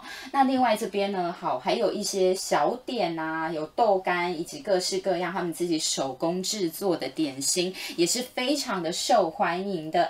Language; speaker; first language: Chinese; native; Chinese